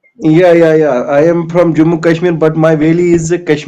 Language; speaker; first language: English; non-native, local second language; Kashmiri